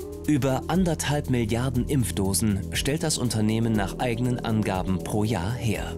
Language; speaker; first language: German; native; German